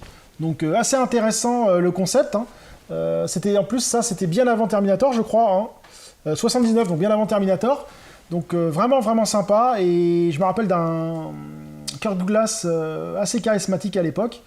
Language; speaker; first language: French; native; French